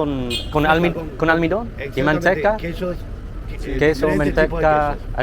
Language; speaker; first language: Spanish; non-native, learner; English